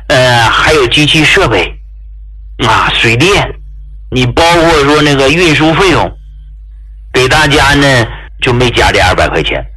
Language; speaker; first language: Chinese; native; Chinese